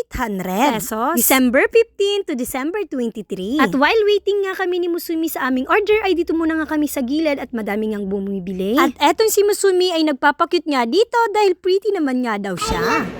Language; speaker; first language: Filipino; non-native, local second language; Bikol